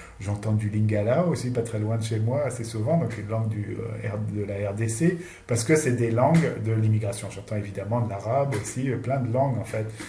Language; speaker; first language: French; native; French